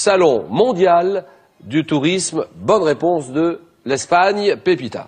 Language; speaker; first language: French; native; French